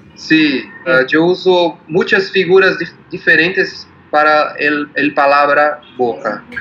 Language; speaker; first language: Spanish; non-native, learner; Portuguese